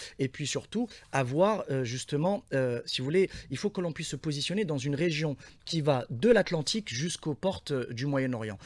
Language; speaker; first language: French; non-native, local second language; Arabic